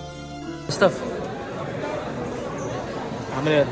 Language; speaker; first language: Kannada; native; Kannada